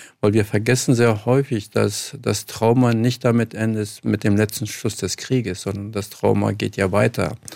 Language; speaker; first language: German; early bilingual, other home language; Kurdish